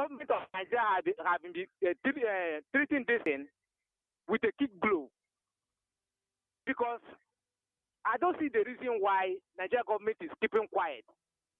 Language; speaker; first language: English; non-native, local second language; Igbo